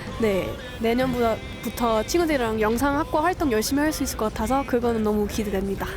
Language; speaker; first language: Korean; non-native, fluent; German